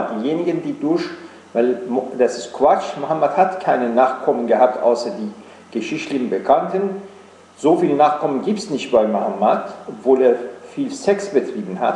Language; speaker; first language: German; non-native, fluent; Persian